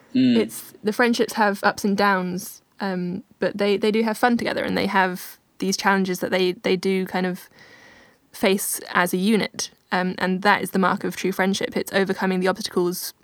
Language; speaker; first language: English; native; English